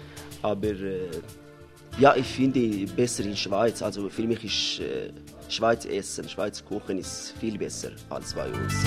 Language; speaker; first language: German; non-native, learner; Persian